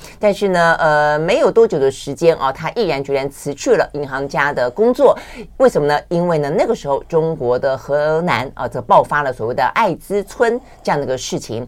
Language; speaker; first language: Chinese; native; Chinese